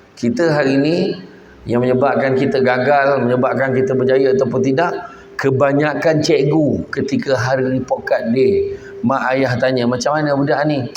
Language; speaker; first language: Malay; native; Malay